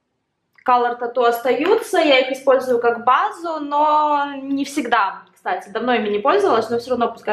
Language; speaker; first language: Russian; native; Russian